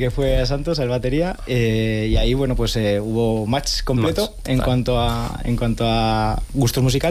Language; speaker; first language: Spanish; native; Spanish